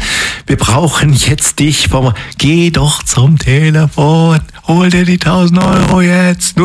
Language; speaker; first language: German; native; German